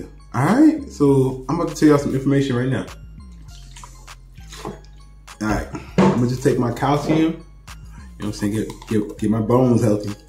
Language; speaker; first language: English; native; English